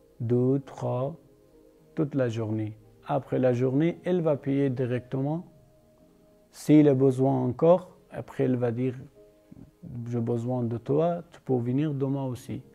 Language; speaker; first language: French; non-native, learner; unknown